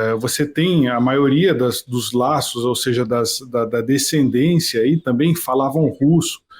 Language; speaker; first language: Portuguese; native; Portuguese